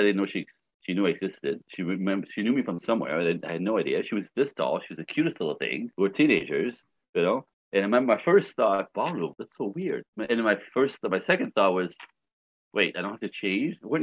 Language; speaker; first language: English; native; English